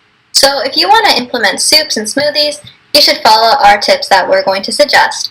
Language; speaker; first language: English; native; English